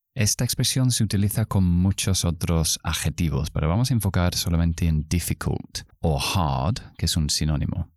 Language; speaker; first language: Spanish; non-native, fluent; English